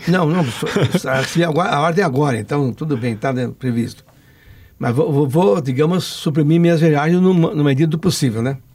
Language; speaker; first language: Portuguese; non-native, local second language; Italian